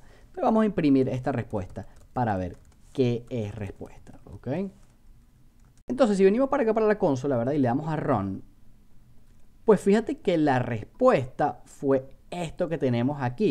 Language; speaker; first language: Spanish; native; Spanish